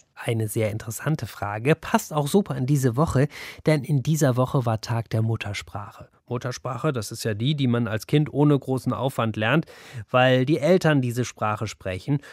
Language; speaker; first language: German; native; German